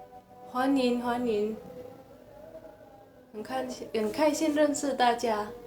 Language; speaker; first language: Chinese; non-native, fluent; Indonesian